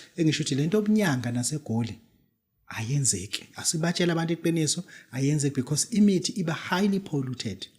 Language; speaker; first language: Zulu; native; Zulu